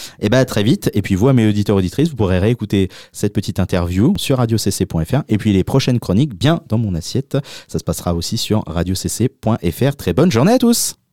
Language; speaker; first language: French; native; French